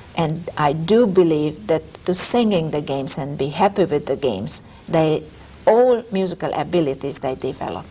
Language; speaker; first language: English; non-native, fluent; Hungarian